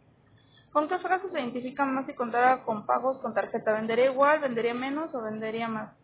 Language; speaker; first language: Spanish; native; Spanish